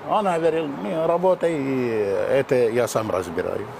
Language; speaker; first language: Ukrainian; non-native, learner; Arabic